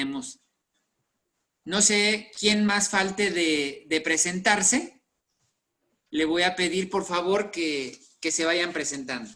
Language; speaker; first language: Spanish; native; Spanish